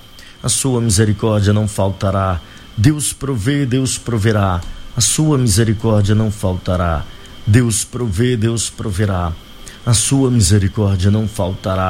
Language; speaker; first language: Portuguese; native; Portuguese